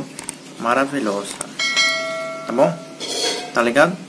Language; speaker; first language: Portuguese; non-native, learner; Hindi